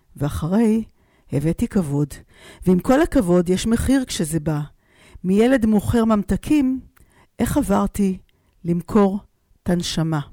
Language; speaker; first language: Hebrew; native; Hebrew